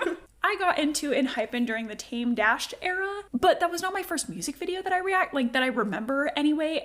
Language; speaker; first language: English; native; English